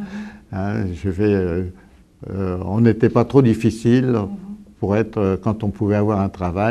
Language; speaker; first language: French; early bilingual, other home language; Italian